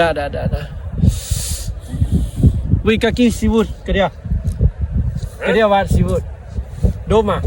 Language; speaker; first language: Russian; non-native, learner; Lao